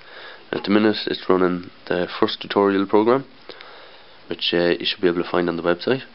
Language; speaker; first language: English; native; English